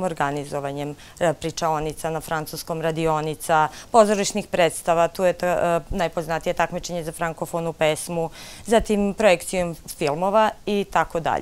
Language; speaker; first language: Serbian; native; Serbian